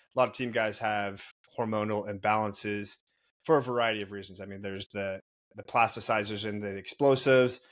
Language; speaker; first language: English; native; English